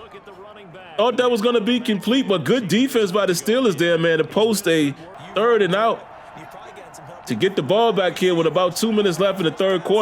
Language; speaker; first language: English; native; English